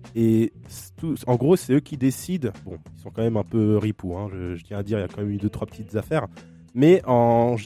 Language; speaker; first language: French; native; French